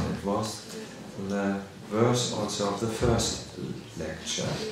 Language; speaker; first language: English; non-native, fluent; German